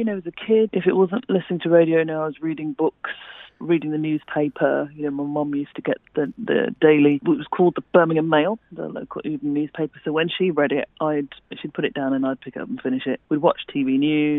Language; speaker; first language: English; native; English